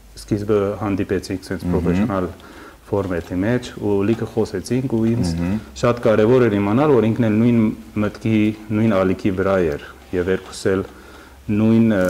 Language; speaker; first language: Armenian; early bilingual, heritage; Armenian